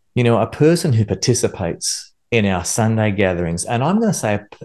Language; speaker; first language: English; native; English